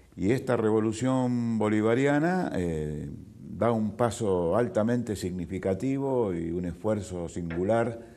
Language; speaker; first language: Spanish; native; Spanish